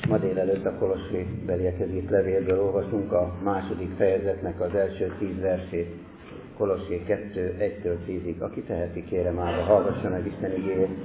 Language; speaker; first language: Hungarian; native; Hungarian